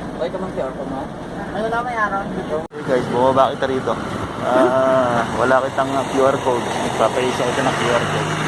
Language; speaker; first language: Filipino; non-native, local second language; Hiligaynon